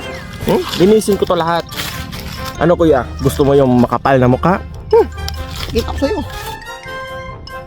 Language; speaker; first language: Filipino; non-native, local second language; Cebuano